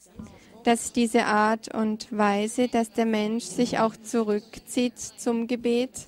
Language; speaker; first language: German; non-native, fluent; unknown